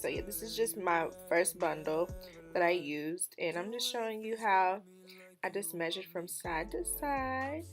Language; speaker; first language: English; native; English